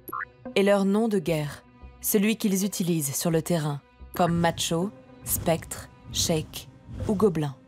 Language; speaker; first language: French; native; French